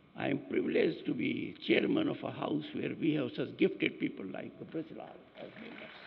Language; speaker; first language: English; non-native, local second language; Hindi